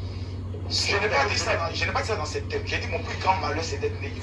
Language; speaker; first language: French; native; French